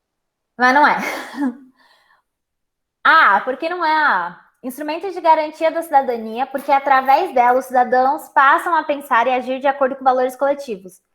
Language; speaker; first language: Portuguese; native; Portuguese